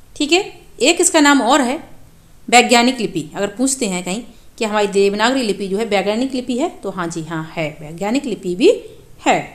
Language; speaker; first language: Hindi; native; Hindi